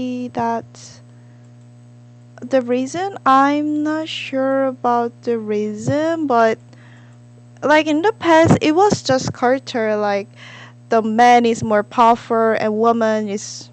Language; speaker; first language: English; non-native, learner; Korean